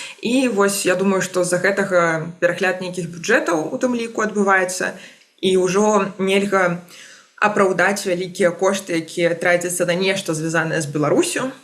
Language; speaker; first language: Belarusian; non-native, local second language; Russian